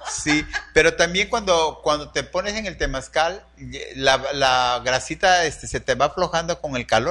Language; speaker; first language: Spanish; native; Spanish